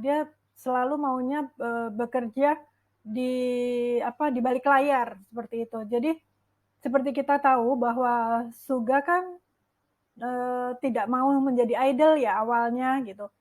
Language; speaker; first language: Indonesian; native; Indonesian